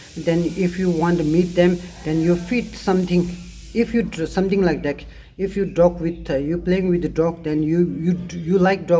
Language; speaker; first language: English; non-native, learner; Tibetan